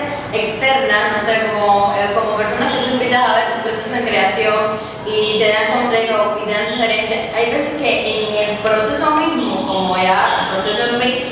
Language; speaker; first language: Spanish; native; Spanish